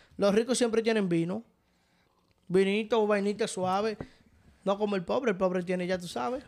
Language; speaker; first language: Spanish; native; Spanish